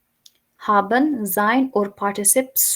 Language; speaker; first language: German; non-native, fluent; Urdu